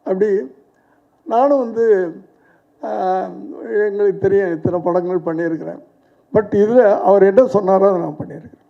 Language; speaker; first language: Tamil; native; Tamil